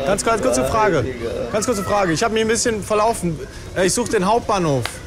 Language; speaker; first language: German; native; German